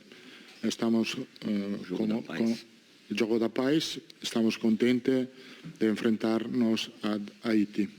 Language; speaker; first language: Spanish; non-native, fluent; Italian